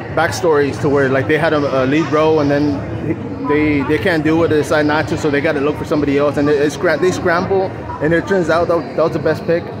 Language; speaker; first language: English; native; English